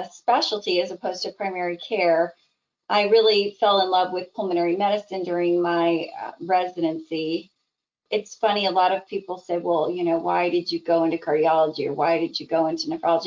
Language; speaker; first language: English; native; English